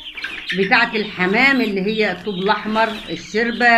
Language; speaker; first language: Arabic; native; Arabic